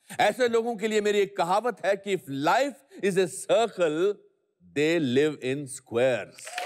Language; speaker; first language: Hindi; native; Hindi